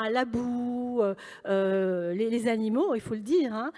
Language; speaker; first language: French; native; French